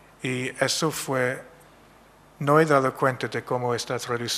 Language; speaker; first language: Spanish; non-native, fluent; English